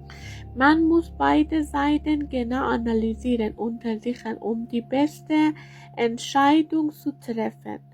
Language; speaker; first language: German; non-native, learner; Persian